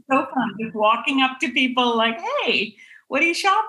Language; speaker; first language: English; non-native, local second language; Urdu